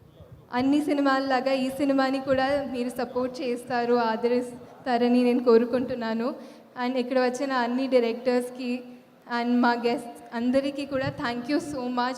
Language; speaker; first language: Telugu; non-native, fluent; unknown